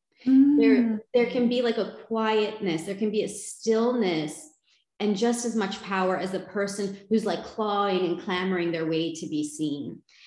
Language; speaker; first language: English; native; English